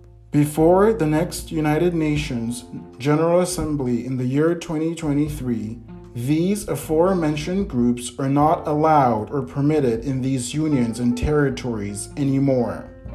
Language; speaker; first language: English; native; English